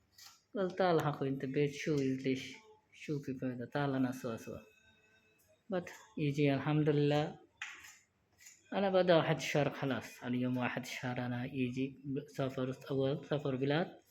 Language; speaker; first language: Arabic; non-native, learner; Bangla